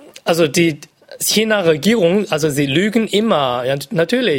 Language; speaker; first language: German; non-native, fluent; Cantonese